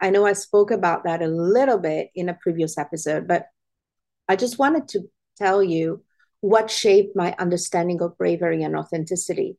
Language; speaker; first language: English; non-native, fluent; Italian